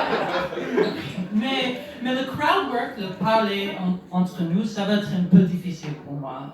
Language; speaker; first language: French; non-native, learner; English